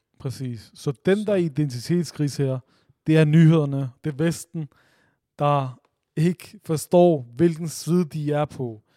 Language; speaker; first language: Danish; early bilingual, other home language; Urdu